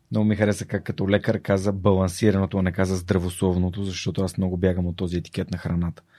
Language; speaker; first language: Bulgarian; native; Bulgarian